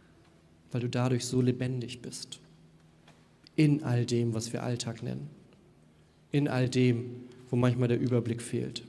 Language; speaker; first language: German; native; German